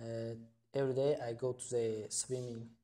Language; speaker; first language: English; non-native, learner; Tajik